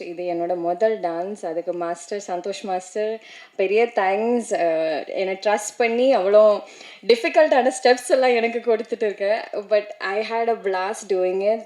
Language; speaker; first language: Tamil; non-native, learner; Malayalam